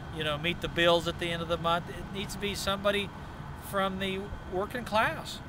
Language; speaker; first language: English; native; English